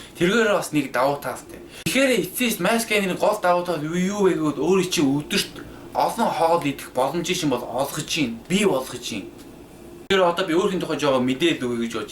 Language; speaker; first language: Mongolian; early bilingual, heritage; Mongolian